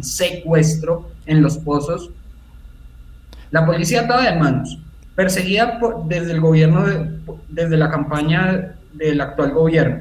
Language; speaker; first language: Spanish; native; Spanish